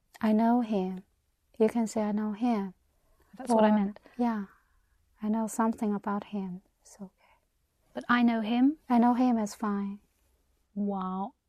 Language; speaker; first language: English; non-native, learner; Chinese